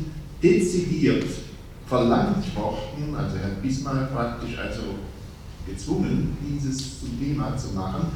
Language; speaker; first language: German; native; German